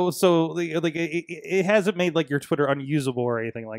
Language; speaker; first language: English; native; English